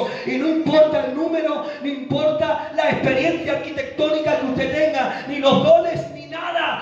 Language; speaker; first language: Spanish; native; Spanish